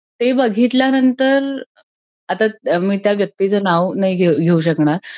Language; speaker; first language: Marathi; native; Marathi